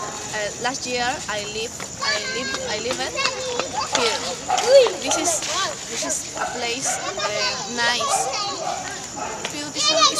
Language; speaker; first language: English; non-native, learner; Spanish